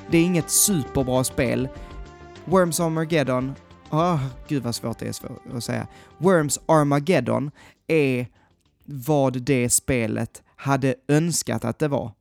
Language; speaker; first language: Swedish; native; Swedish